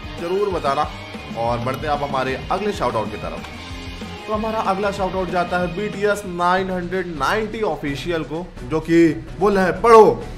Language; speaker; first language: Hindi; native; Hindi